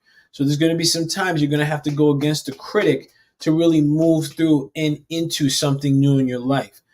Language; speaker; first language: English; native; English